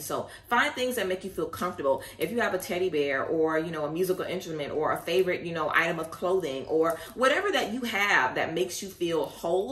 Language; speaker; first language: English; native; English